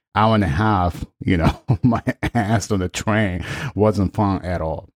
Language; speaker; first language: English; non-native, fluent; Japanese